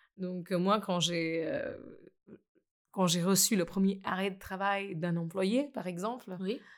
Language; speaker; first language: French; non-native, fluent; Gujarati